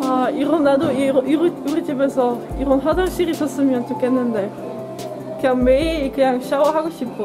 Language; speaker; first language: Korean; non-native, learner; Dutch